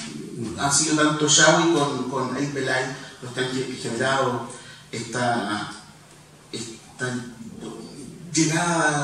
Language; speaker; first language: Spanish; native; Spanish